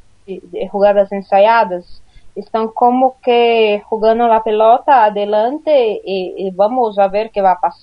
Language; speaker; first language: Spanish; non-native, learner; Portuguese